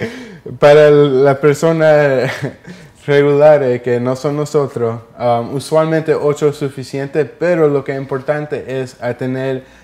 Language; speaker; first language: Spanish; early bilingual, heritage; English